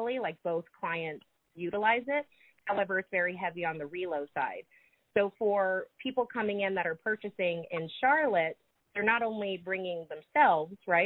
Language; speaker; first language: English; native; English